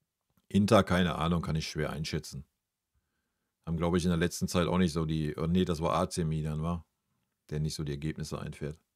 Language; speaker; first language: German; native; German